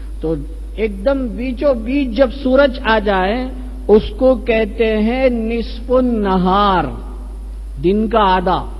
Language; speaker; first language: Urdu; native; Urdu